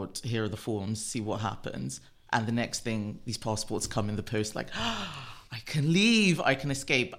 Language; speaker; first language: English; non-native, local second language; Yoruba